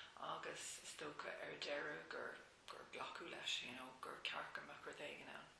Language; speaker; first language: Irish; non-native, local second language; English